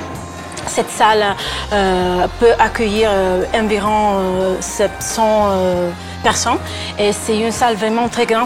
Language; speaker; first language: French; non-native, fluent; Italian